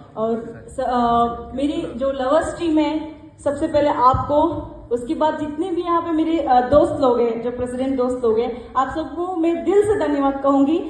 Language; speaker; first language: Hindi; non-native, local second language; Kannada